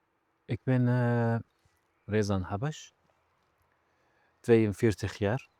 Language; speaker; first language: Dutch; non-native, learner; Arabic